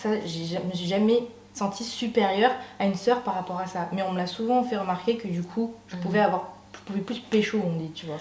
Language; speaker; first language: French; native; French